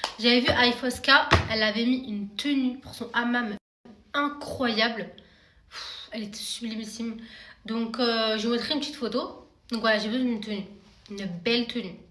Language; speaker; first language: French; native; French